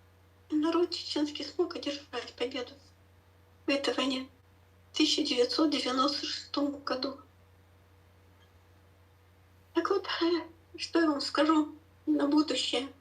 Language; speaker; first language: Russian; native; Russian